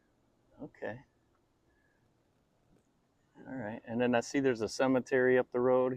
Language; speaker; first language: English; native; English